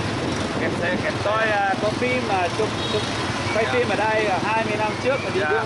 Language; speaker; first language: Vietnamese; non-native, learner; English